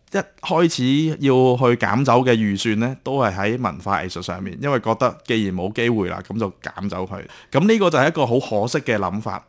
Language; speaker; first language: Cantonese; native; Cantonese